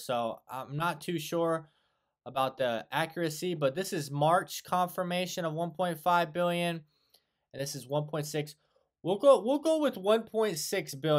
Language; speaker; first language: English; native; English